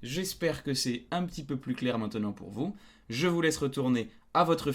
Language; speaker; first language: French; native; French